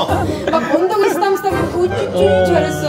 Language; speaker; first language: Korean; non-native, fluent; Arabic